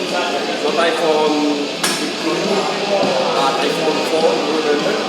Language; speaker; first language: English; non-native, learner; Spanish